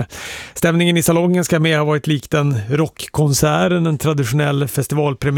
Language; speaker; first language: Swedish; native; Swedish